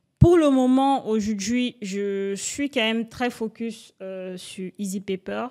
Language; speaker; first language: French; native; French